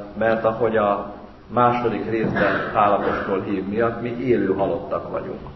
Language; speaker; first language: Hungarian; native; Hungarian